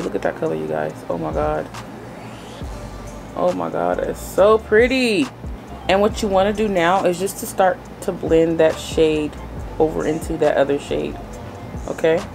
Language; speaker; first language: English; native; English